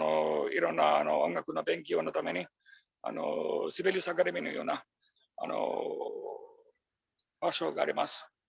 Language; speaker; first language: Japanese; non-native, fluent; Finnish